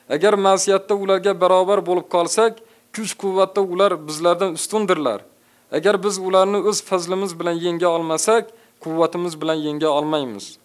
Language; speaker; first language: Uzbek; native; Uzbek